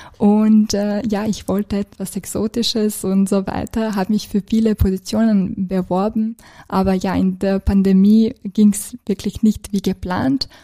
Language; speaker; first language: German; non-native, fluent; Serbian